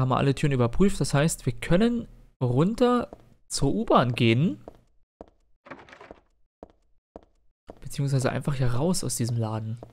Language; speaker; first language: German; native; German